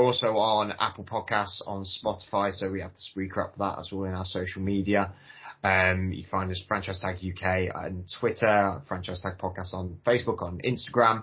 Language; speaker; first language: English; native; English